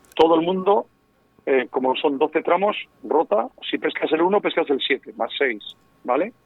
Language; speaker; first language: Spanish; native; Spanish